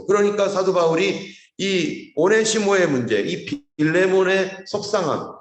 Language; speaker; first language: Korean; native; Korean